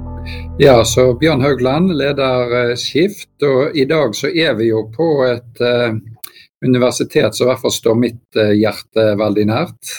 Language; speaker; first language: Norwegian; native; Norwegian